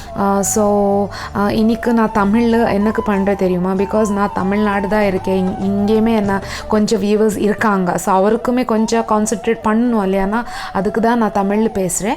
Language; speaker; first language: Tamil; non-native, learner; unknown